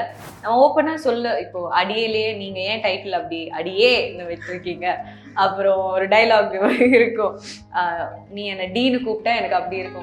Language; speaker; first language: Tamil; non-native, local second language; Malayalam